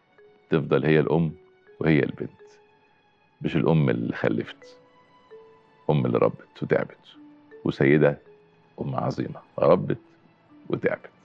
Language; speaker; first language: Arabic; native; Arabic